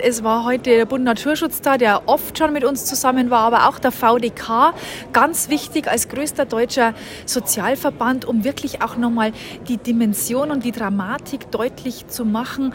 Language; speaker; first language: German; native; German